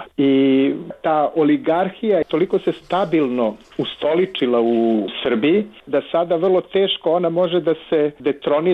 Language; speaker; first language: Serbian; native; Serbian